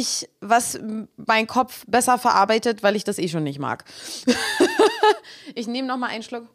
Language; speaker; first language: German; native; German